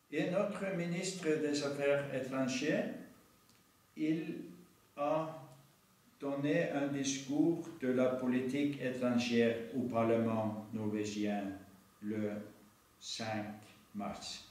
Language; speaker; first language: French; non-native, fluent; Norwegian